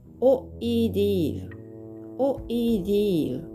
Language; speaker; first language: Turkish; non-native, learner; Japanese